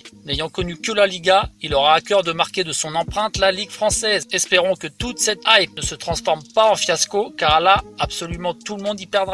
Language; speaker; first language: French; native; French